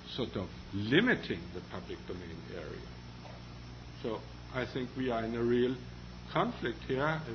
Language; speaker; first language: English; non-native, fluent; Danish